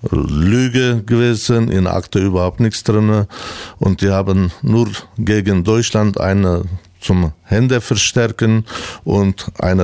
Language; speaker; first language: German; non-native, learner; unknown